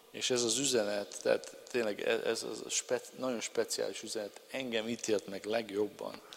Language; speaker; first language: Hungarian; non-native, learner; English